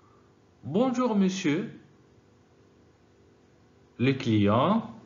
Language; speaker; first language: French; non-native, fluent; Arabic